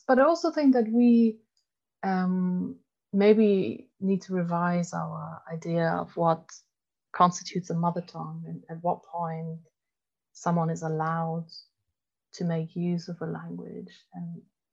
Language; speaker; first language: English; non-native, fluent; German